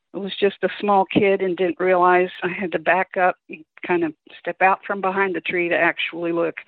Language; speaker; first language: English; native; English